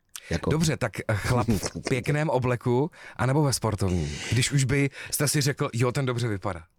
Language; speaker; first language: Czech; native; Czech